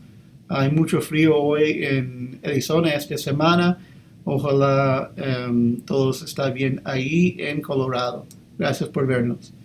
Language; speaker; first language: Spanish; early bilingual, heritage; English